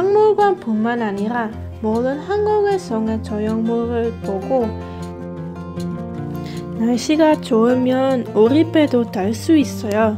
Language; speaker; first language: Korean; non-native, fluent; Dutch